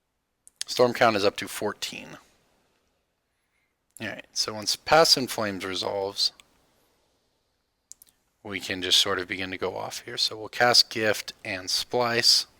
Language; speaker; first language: English; native; English